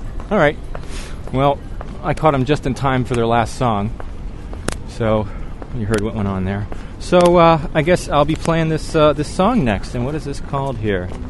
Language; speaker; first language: English; native; English